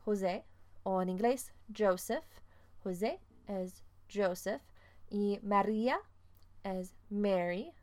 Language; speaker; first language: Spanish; non-native, fluent; English